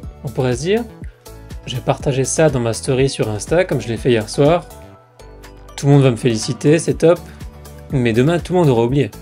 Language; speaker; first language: French; native; French